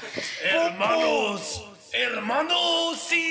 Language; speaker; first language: Spanish; non-native, learner; English